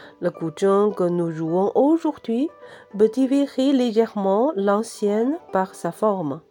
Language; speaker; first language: French; non-native, fluent; Chinese